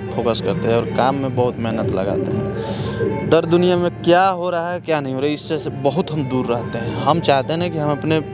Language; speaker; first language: Hindi; native; Hindi